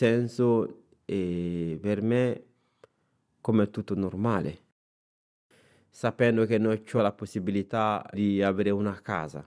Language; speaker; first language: Italian; non-native, fluent; Bambara